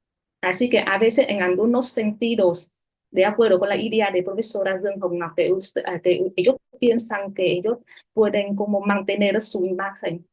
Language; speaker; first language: Spanish; non-native, fluent; Vietnamese